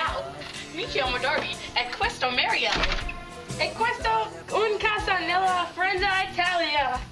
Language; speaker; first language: Italian; non-native, learner; English